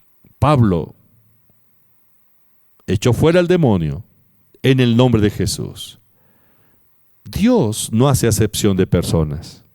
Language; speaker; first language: Spanish; native; Spanish